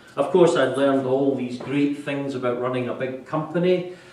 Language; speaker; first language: English; native; English